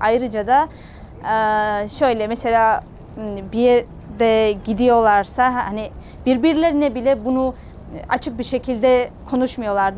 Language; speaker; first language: Turkish; non-native, fluent; Georgian